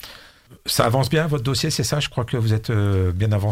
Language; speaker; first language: French; native; French